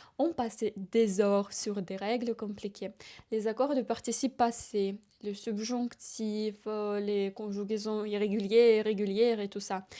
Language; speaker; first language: French; non-native, fluent; Ukrainian